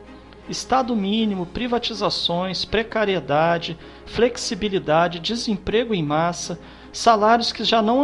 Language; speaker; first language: Portuguese; native; Portuguese